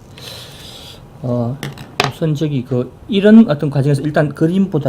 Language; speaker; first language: Korean; native; Korean